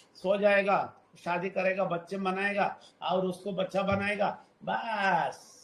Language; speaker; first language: Hindi; non-native, local second language; Telugu